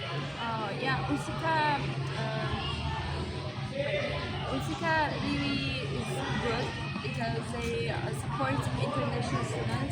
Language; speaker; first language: English; non-native, fluent; Tajik